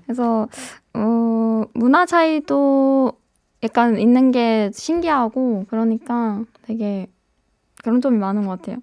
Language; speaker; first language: Korean; non-native, fluent; Persian